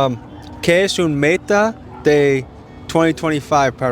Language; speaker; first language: Spanish; non-native, learner; English